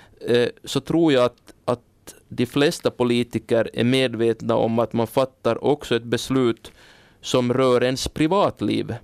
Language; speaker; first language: Swedish; native; Swedish